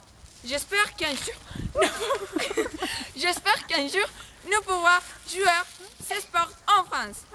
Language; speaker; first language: French; non-native, learner; Spanish